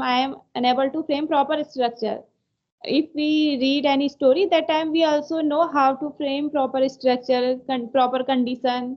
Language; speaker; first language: English; non-native, learner; Hindi